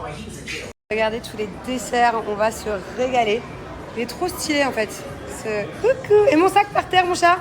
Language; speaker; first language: French; native; French